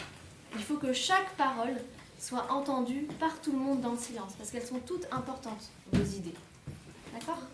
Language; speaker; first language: French; native; French